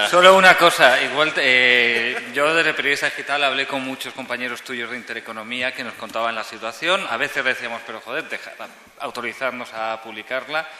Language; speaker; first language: Spanish; native; Spanish